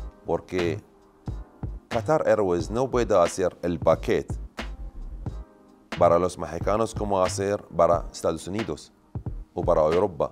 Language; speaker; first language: Spanish; non-native, learner; Arabic